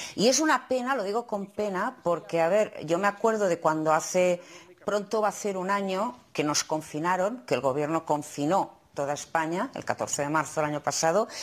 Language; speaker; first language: Spanish; native; Spanish